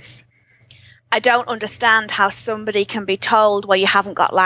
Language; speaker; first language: English; native; English